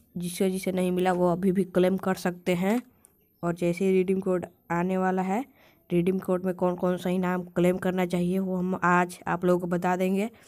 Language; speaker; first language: Hindi; native; Hindi